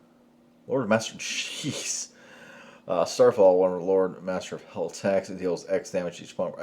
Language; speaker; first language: English; native; English